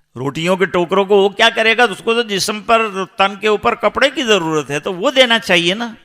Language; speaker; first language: Urdu; non-native, local second language; Gujarati